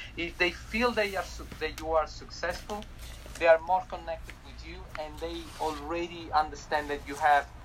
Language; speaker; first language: English; non-native, fluent; Italian